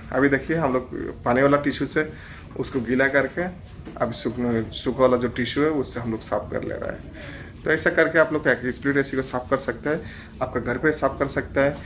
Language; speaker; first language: Hindi; non-native, local second language; Bangla